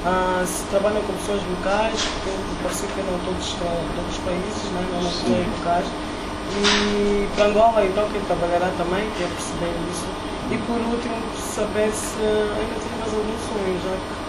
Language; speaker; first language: Portuguese; native; Portuguese